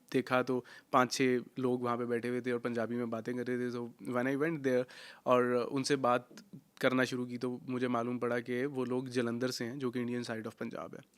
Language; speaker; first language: Hindi; non-native, local second language; Punjabi